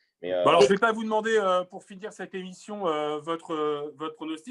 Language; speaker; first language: French; native; French